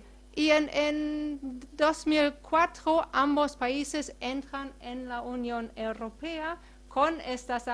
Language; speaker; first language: Spanish; non-native, fluent; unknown